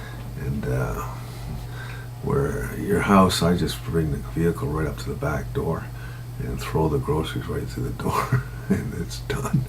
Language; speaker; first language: English; native; English